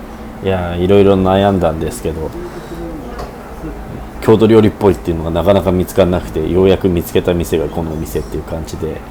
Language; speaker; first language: Japanese; native; Japanese